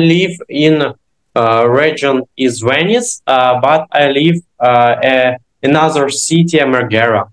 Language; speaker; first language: English; non-native, learner; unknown